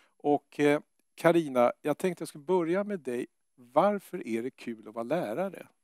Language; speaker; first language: Swedish; native; Swedish